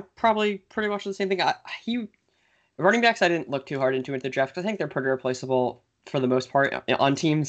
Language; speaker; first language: English; native; English